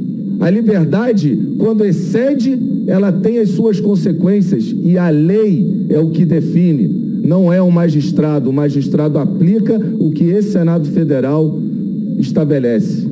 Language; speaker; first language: Portuguese; native; Portuguese